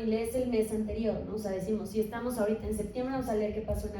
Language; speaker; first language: Spanish; native; Spanish